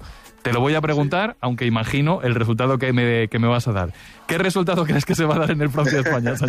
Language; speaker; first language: Spanish; native; Spanish